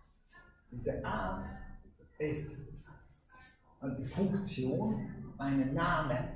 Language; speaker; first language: German; non-native, fluent; Hungarian